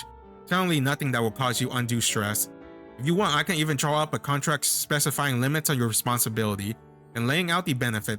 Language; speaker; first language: English; native; English